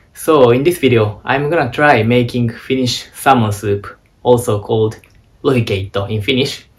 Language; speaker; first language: English; non-native, fluent; Japanese